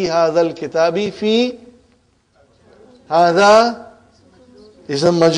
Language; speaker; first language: Arabic; non-native, fluent; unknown